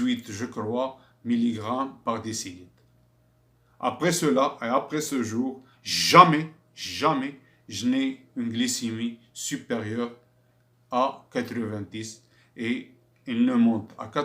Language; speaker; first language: French; non-native, fluent; Arabic